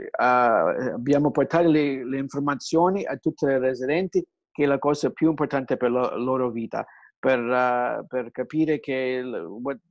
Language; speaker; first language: Italian; early bilingual, heritage; Italian